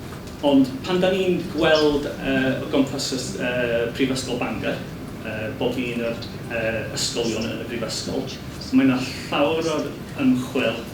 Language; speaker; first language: Welsh; non-native, learner; English